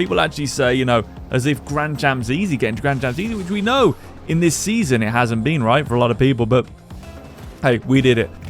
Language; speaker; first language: English; native; English